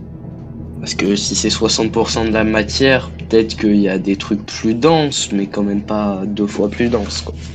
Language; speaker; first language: French; native; French